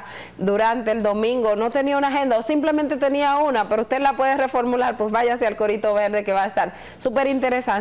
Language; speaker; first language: Spanish; native; Spanish